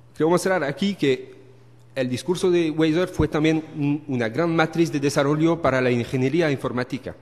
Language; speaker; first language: Spanish; non-native, learner; French